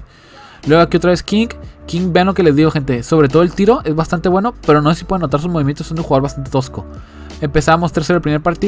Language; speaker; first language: Spanish; native; Spanish